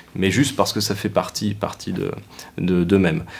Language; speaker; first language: French; native; French